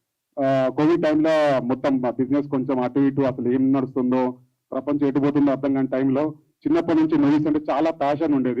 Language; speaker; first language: Telugu; native; Telugu